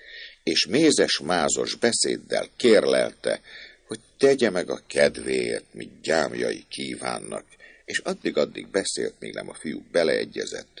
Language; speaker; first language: Hungarian; native; Hungarian